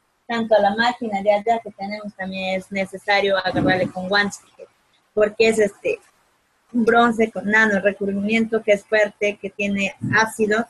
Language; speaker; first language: Spanish; native; Spanish